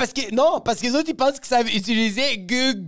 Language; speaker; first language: French; native; French